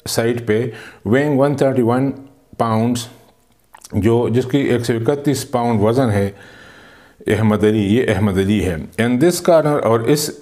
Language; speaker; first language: Urdu; non-native, local second language; Pashto